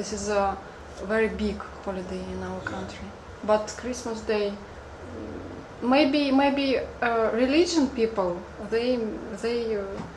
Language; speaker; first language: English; non-native, learner; Russian